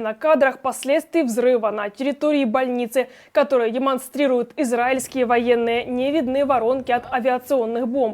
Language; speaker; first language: Russian; native; Russian